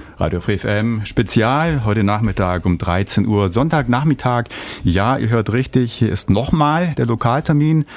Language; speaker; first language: German; native; German